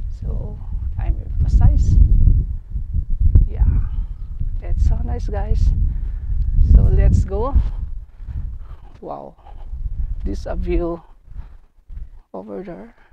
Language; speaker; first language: English; non-native, learner; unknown